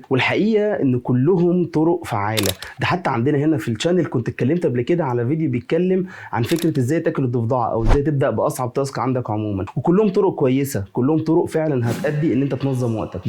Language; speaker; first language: Arabic; native; Arabic